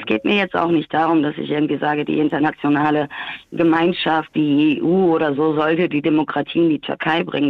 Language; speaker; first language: German; early bilingual, other home language; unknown